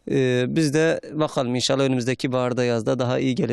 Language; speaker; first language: Turkish; native; Turkish